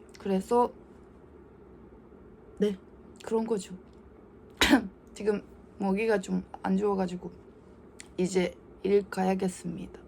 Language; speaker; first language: Korean; non-native, learner; Japanese